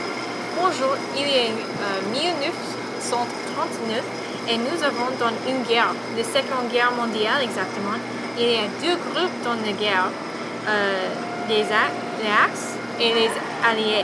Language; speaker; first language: French; non-native, learner; English